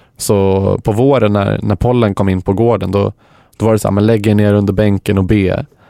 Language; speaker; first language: Swedish; native; Swedish